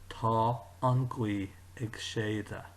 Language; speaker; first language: Irish; non-native, local second language; English